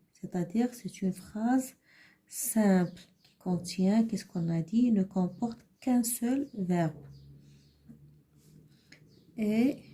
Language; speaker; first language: French; non-native, learner; Arabic